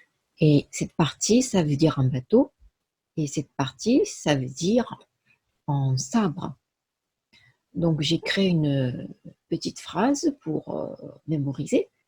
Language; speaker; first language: French; non-native, fluent; Japanese